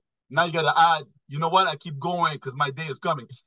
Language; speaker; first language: English; non-native, fluent; French